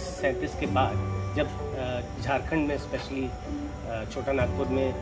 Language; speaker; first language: Hindi; native; Hindi